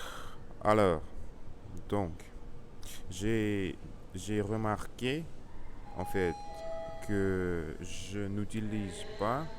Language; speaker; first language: French; non-native, learner; Russian